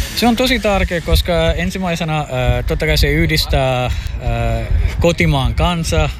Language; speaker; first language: Finnish; non-native, fluent; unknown